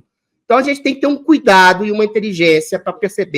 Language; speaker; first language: Portuguese; native; Portuguese